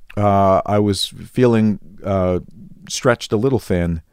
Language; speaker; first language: English; native; English